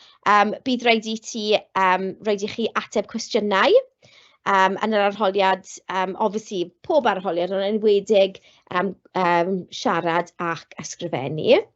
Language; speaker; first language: Welsh; non-native, local second language; English